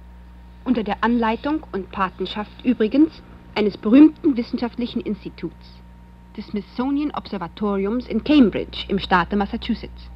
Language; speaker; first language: German; native; German